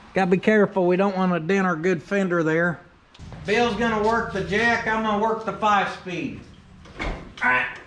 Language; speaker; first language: English; native; English